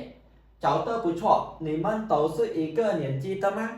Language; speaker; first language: Chinese; non-native, fluent; Khmer